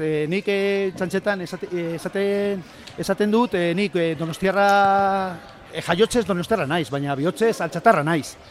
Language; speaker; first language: Basque; non-native, local second language; Spanish